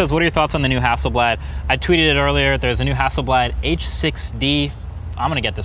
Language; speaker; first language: English; native; English